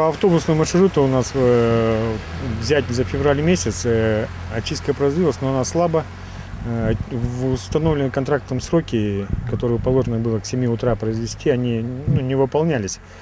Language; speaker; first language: Russian; native; Russian